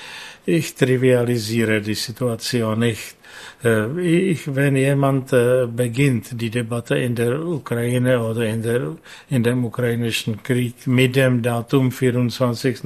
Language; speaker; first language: German; non-native, fluent; Czech